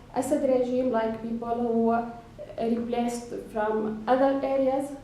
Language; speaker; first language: English; non-native, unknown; Arabic